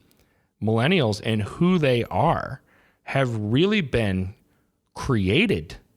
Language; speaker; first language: English; native; English